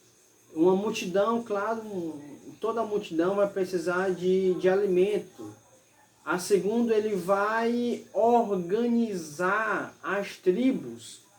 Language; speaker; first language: Portuguese; native; Portuguese